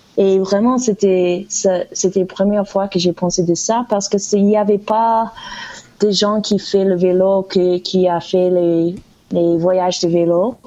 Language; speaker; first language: French; non-native, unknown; English